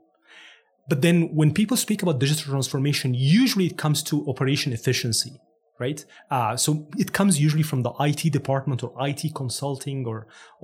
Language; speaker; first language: English; non-native, fluent; Arabic